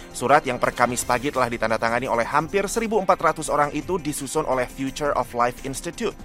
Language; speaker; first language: Indonesian; native; Indonesian